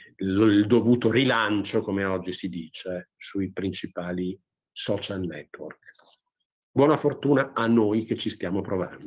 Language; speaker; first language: Italian; native; Italian